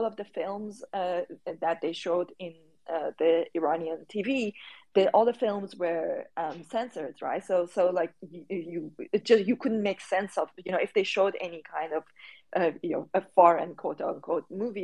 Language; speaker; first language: English; non-native, fluent; Persian